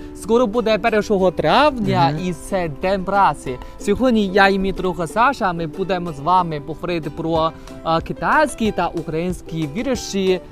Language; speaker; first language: Ukrainian; non-native, learner; Chinese